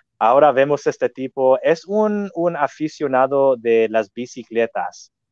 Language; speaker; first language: Spanish; non-native, fluent; English